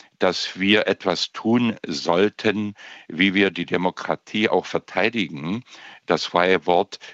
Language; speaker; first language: German; native; German